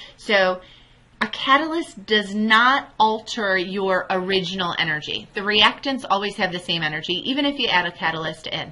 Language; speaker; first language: English; native; English